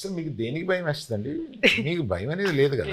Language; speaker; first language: Telugu; native; Telugu